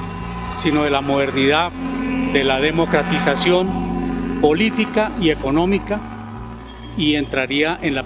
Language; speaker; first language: Spanish; native; Spanish